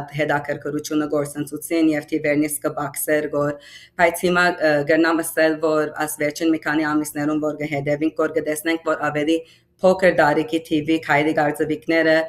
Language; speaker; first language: Armenian; early bilingual, heritage; Armenian